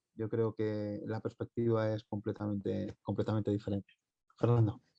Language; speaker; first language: Spanish; native; Spanish